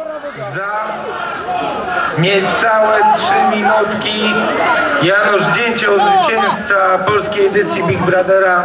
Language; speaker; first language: Polish; native; Polish